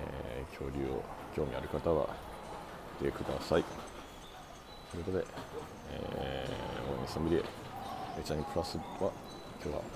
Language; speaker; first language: Japanese; native; Japanese